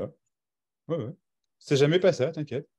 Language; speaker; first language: French; native; French